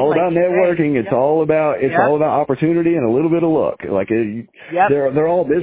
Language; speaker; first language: English; native; English